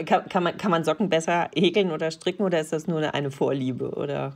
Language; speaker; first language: German; native; German